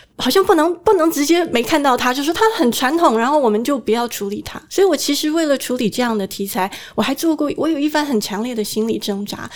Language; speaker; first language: Chinese; native; Chinese